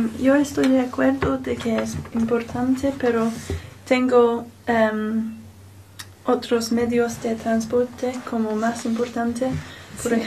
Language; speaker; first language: Spanish; non-native, learner; English